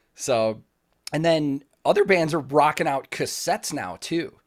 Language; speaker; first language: English; native; English